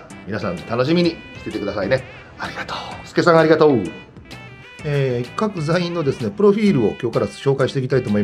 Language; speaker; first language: Japanese; native; Japanese